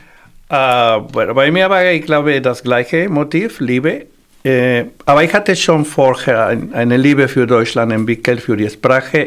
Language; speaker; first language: German; non-native, fluent; Spanish